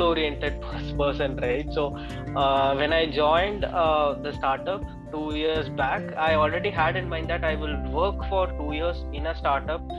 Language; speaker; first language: English; non-native, local second language; Tamil